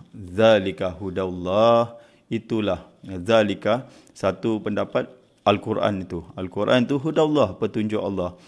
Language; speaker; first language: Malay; native; Malay